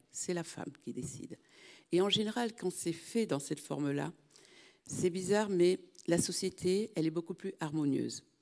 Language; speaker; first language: French; native; French